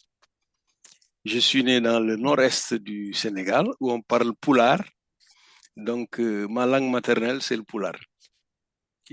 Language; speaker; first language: French; non-native, local second language; Fula